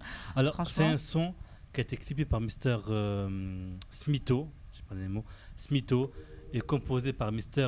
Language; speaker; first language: French; native; French